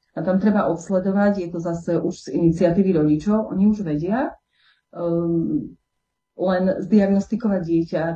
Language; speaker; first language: Slovak; native; Slovak